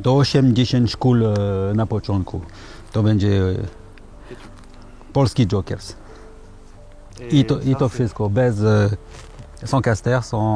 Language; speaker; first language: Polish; early bilingual, heritage; French